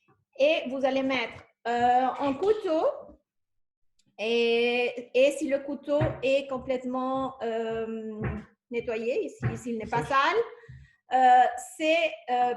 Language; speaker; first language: French; non-native, fluent; Spanish